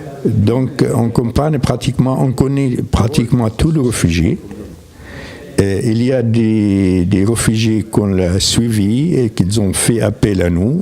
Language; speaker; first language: French; non-native, fluent; Arabic